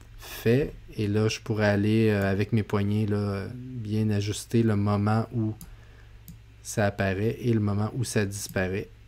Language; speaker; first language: French; native; French